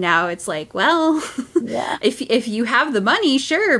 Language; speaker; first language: English; native; English